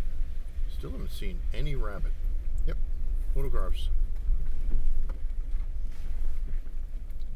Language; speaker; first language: English; native; English